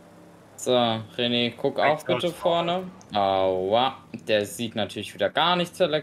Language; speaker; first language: German; native; German